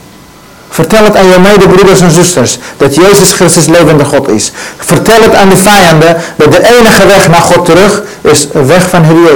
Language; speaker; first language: Dutch; non-native, learner; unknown